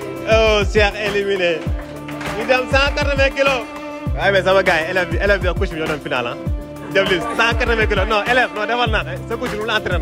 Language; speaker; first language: French; non-native, local second language; Wolof